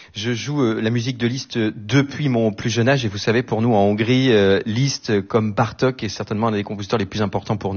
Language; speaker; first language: French; native; French